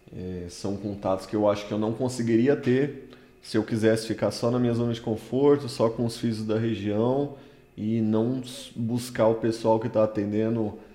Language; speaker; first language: Portuguese; native; Portuguese